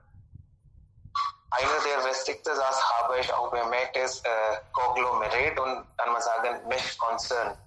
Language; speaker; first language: German; non-native, learner; Hindi